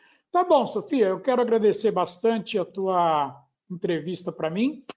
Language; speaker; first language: Portuguese; native; Portuguese